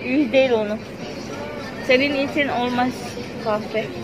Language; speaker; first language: Turkish; non-native, learner; Indonesian